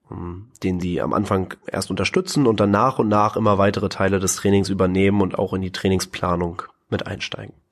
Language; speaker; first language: German; native; German